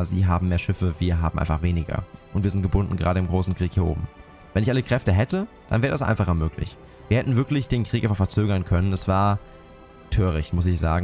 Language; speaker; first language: German; native; German